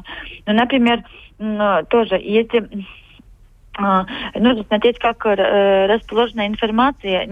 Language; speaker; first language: Russian; non-native, local second language; Latvian